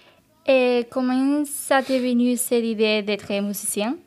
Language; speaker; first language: French; non-native, learner; Spanish